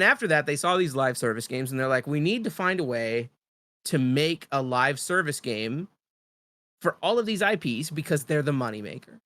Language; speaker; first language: English; native; English